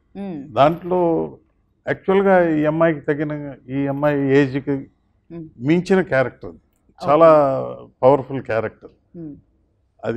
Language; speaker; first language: Telugu; native; Telugu